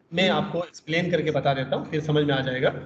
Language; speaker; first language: Urdu; native; Urdu